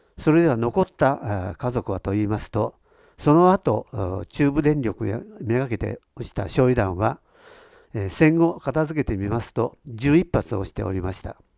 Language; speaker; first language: Japanese; native; Japanese